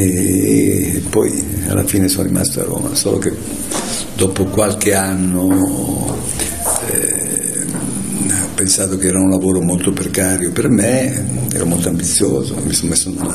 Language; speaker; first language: Italian; native; Italian